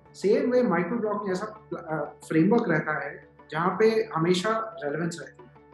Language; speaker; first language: Hindi; native; Hindi